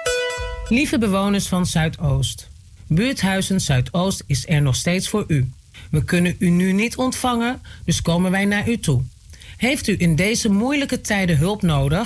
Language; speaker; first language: Dutch; native; Dutch